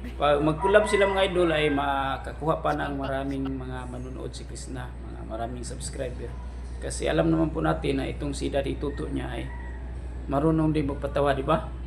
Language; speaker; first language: Filipino; non-native, local second language; Cebuano